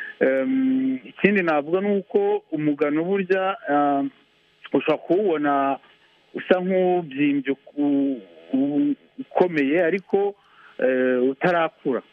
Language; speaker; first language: Kinyarwanda; early bilingual, heritage; Kinyarwanda